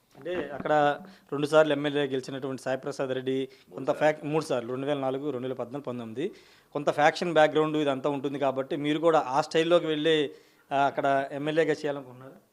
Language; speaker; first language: Telugu; native; Telugu